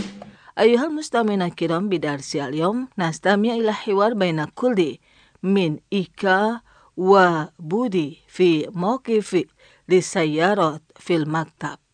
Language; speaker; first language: Arabic; non-native, fluent; Indonesian